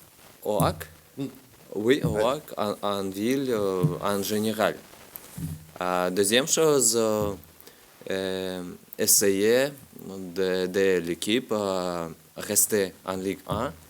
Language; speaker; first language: French; non-native, learner; Russian